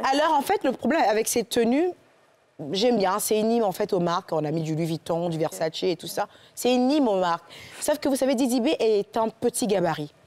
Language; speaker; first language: French; native; French